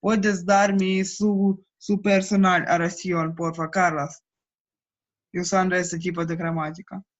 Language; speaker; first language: Spanish; non-native, learner; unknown